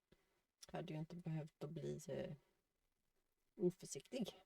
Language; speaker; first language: Swedish; native; Swedish